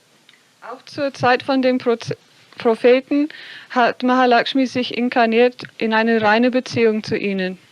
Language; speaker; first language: German; non-native, fluent; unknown